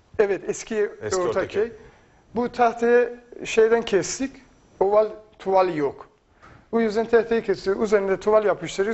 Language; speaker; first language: Turkish; non-native, fluent; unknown